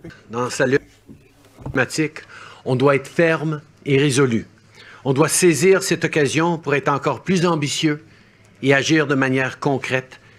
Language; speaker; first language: French; early bilingual, heritage; French